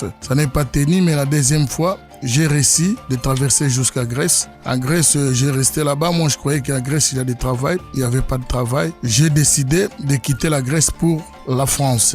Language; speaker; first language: French; non-native, local second language; Lingala